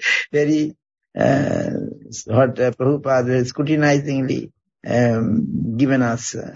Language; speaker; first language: English; non-native, local second language; Bangla